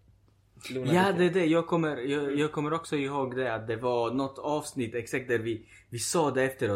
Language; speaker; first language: Swedish; early bilingual, other home language; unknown